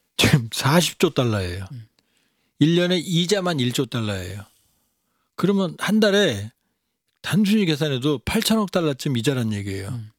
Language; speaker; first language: Korean; native; Korean